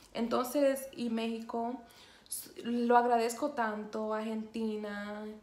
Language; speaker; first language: Spanish; early bilingual, other home language; English